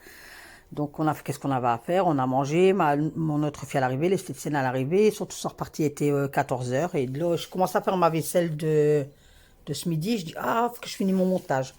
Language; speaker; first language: French; native; French